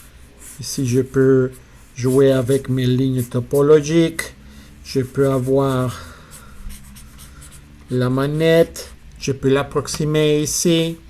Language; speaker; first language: French; non-native, fluent; Spanish